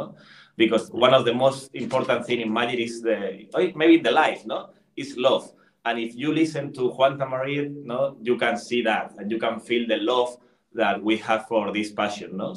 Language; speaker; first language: English; non-native, learner; Spanish